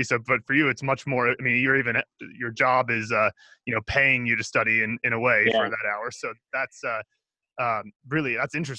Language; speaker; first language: English; native; English